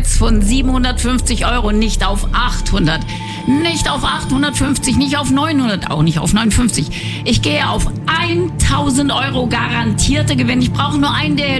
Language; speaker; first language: German; native; German